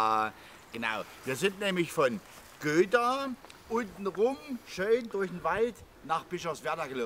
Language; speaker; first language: German; native; German